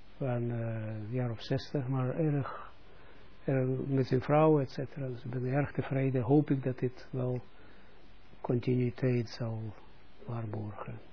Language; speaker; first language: Dutch; non-native, fluent; Russian